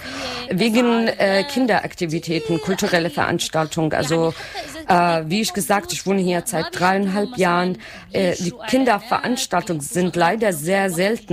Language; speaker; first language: German; non-native, learner; Arabic